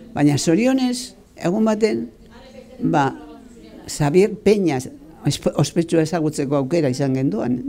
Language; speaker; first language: Basque; native; Basque